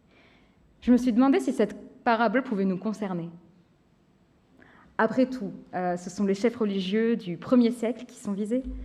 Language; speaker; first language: French; native; French